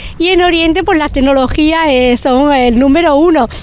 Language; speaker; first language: Spanish; native; Spanish